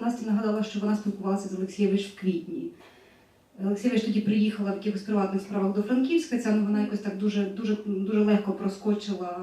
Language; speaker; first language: Ukrainian; native; Ukrainian